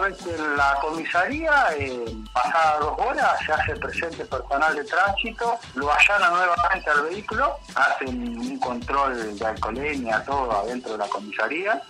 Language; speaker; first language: Spanish; native; Spanish